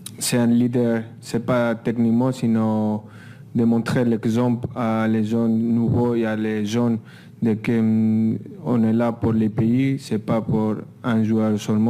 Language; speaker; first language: French; non-native, fluent; Spanish